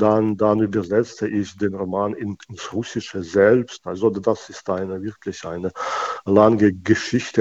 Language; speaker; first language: German; non-native, fluent; Russian